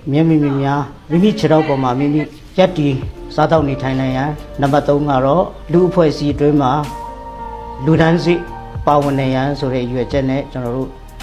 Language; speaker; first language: Burmese; non-native, local second language; Kachin